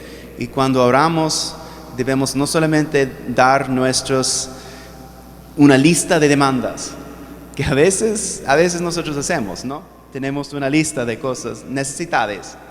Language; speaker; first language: Spanish; non-native, fluent; English